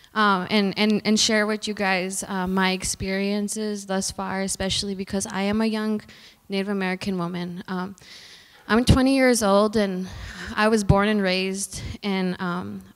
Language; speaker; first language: English; native; English